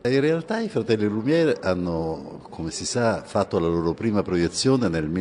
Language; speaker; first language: Italian; native; Italian